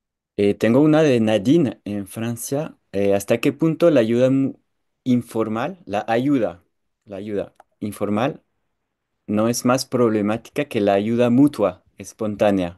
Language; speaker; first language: Spanish; non-native, fluent; French